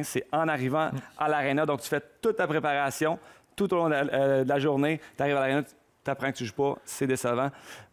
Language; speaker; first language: French; native; French